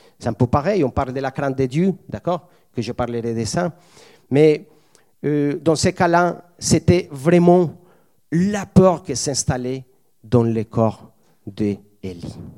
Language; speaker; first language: French; non-native, fluent; Spanish